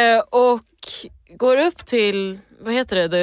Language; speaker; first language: Swedish; early bilingual, heritage; English